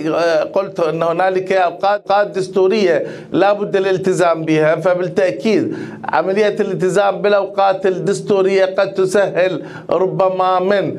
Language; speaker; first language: Arabic; native; Arabic